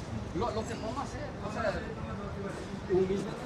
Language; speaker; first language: Spanish; early bilingual, heritage; Spanish